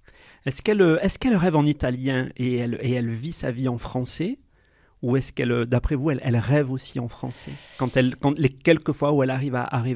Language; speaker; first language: French; native; French